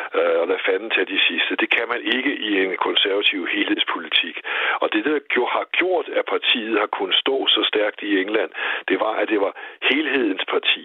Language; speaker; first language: Danish; native; Danish